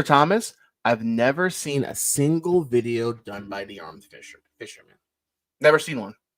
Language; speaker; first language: English; native; English